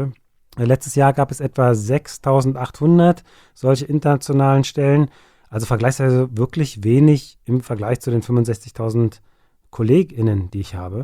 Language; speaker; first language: German; native; German